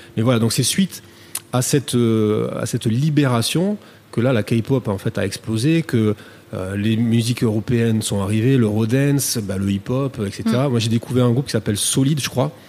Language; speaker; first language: French; native; French